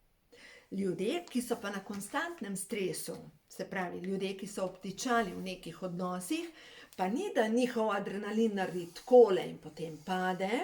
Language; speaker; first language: Slovenian; native; Slovenian